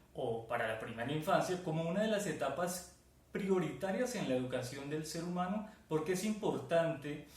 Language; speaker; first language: Spanish; native; Spanish